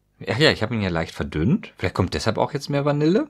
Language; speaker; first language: German; native; German